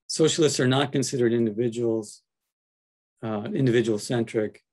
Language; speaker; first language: English; native; English